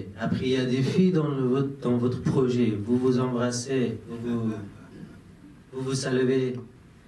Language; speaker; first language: French; non-native, fluent; Persian